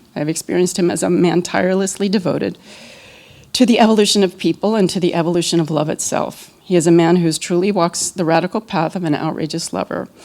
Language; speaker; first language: English; native; English